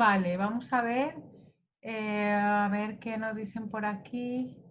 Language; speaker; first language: Spanish; native; Spanish